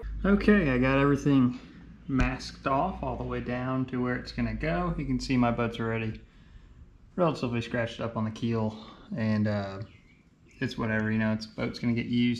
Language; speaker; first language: English; native; English